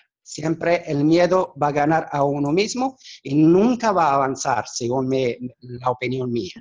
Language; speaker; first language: Spanish; non-native, fluent; Arabic